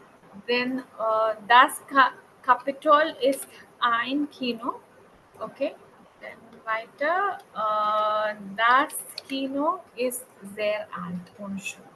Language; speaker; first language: German; non-native, fluent; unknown